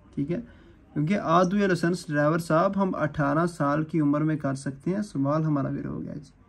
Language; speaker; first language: Urdu; non-native, local second language; Punjabi